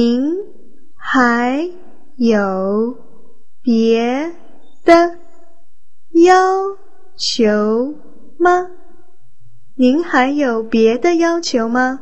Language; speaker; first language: Chinese; non-native, fluent; Vietnamese